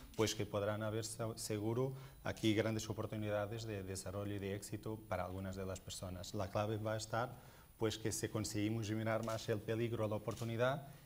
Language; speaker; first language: Spanish; non-native, fluent; Portuguese